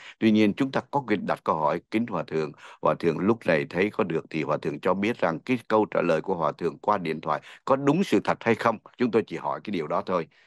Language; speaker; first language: Vietnamese; native; Vietnamese